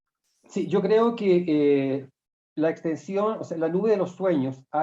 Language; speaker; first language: Spanish; native; Spanish